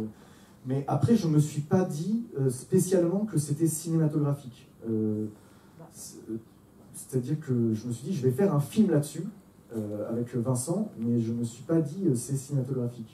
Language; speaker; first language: French; native; French